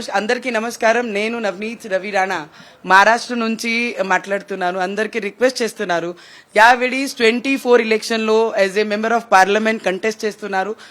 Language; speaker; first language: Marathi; non-native, local second language; Punjabi